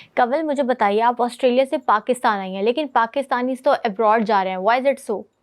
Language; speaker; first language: Urdu; native; Urdu